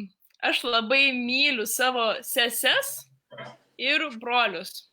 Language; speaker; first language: Lithuanian; non-native, learner; Spanish